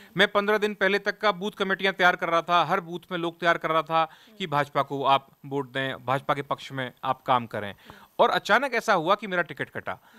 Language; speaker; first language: Hindi; native; Hindi